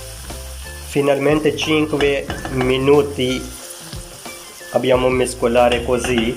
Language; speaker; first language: Italian; non-native, learner; Urdu